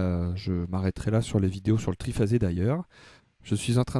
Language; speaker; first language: French; native; French